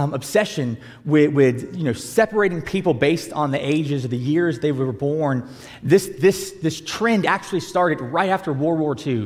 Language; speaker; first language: English; native; English